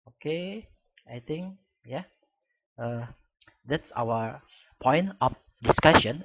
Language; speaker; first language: English; non-native, fluent; Indonesian